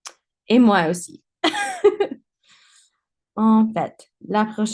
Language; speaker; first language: French; non-native, learner; English